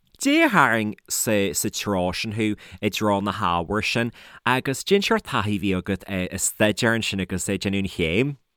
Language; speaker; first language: Irish; native; Irish